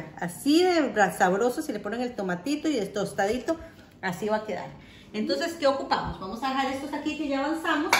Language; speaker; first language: Spanish; native; Spanish